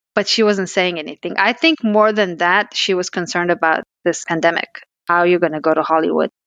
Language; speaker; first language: English; early bilingual, other home language; Pashto